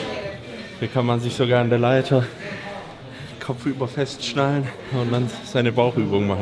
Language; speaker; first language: German; native; German